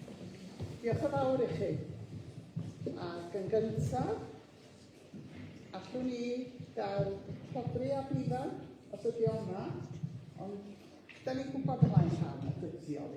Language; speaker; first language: Welsh; native; Welsh